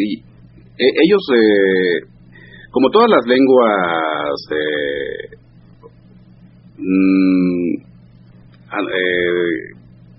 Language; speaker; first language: Spanish; non-native, local second language; Zapotec